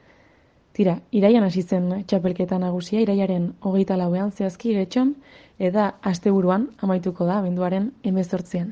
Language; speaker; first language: Basque; native; Basque